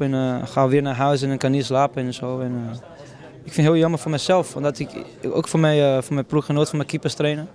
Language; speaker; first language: Dutch; non-native, fluent; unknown